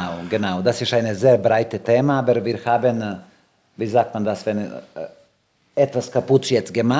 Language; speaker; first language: German; non-native, learner; Serbian